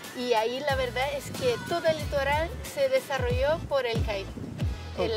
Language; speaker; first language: Spanish; non-native, fluent; Portuguese